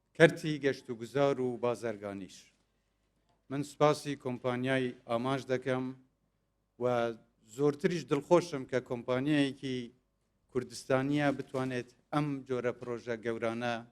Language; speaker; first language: Central Kurdish; non-native, local second language; Kurdish